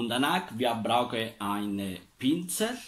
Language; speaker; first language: German; non-native, learner; Italian